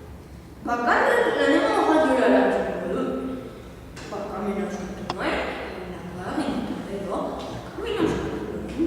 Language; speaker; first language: Basque; non-native, learner; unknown